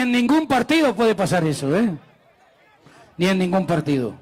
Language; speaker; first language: Spanish; native; Spanish